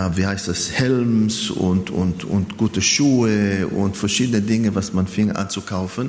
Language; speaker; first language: German; non-native, fluent; Hebrew